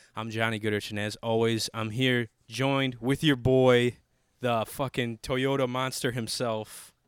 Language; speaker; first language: English; native; English